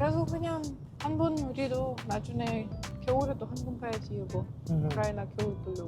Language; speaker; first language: Korean; non-native, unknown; Ukrainian